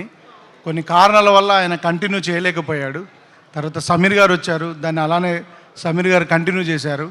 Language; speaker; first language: Telugu; native; Telugu